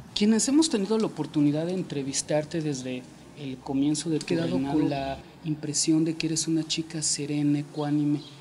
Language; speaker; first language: Spanish; native; Spanish